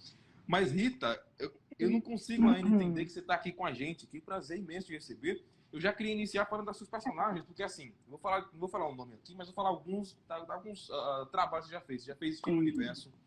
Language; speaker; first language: Portuguese; native; Portuguese